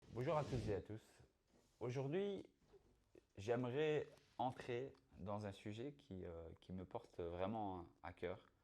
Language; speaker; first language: French; native; French